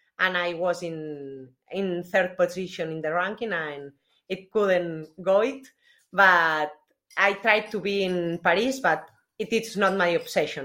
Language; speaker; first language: English; non-native, learner; Spanish